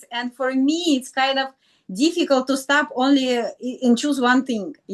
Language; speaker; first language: English; non-native, learner; Russian